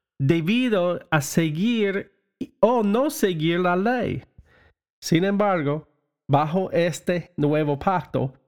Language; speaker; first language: Spanish; non-native, learner; English